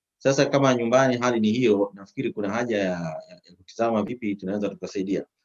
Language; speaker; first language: Swahili; native; Swahili